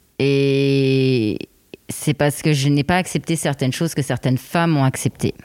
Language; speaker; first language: French; native; French